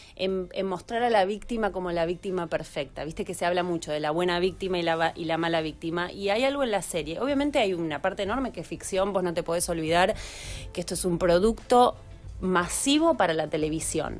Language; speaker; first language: Spanish; native; Spanish